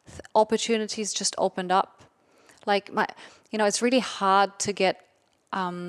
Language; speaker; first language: English; non-native, fluent; German